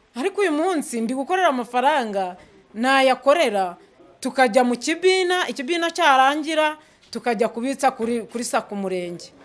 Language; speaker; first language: Kinyarwanda; native; Kinyarwanda